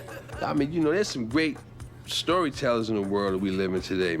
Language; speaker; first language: English; native; English